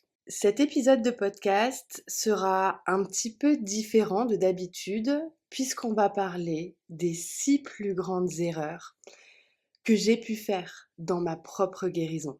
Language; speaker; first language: French; native; French